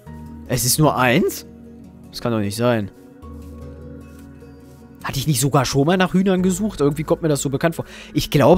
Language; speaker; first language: German; native; German